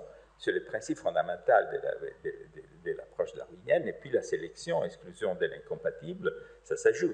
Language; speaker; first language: French; native; French